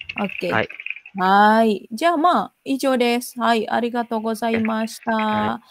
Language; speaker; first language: Japanese; non-native, fluent; Indonesian